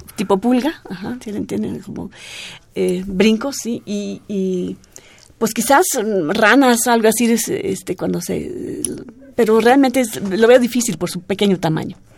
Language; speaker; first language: Spanish; non-native, fluent; German